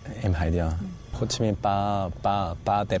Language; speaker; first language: Vietnamese; non-native, learner; Korean